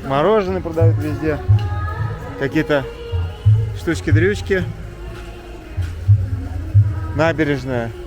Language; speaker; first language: Russian; native; Russian